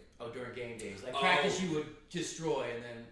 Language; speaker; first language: English; native; English